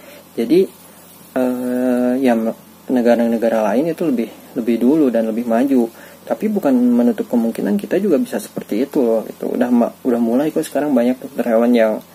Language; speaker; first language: Indonesian; native; Indonesian